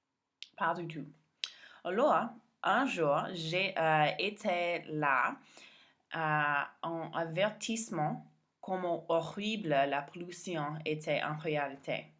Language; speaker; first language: French; non-native, learner; English